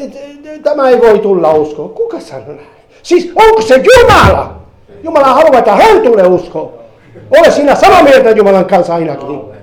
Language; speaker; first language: Finnish; non-native, fluent; Spanish